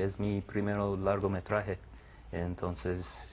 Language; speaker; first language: Spanish; non-native, learner; English